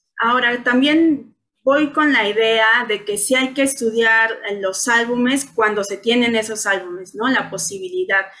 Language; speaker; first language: Spanish; native; Spanish